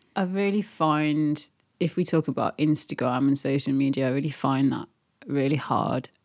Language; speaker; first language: English; native; English